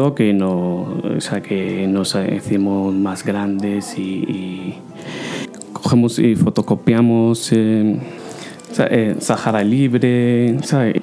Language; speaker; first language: Spanish; non-native, fluent; Arabic